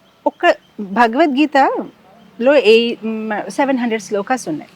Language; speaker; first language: Telugu; non-native, fluent; Gujarati